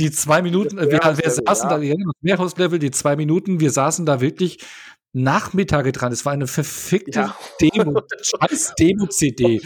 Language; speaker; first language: German; native; German